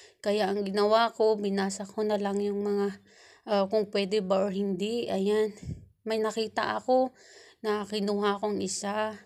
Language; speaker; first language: Filipino; native; Filipino